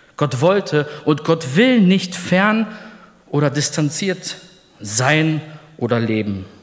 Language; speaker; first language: German; early bilingual, other home language; Polish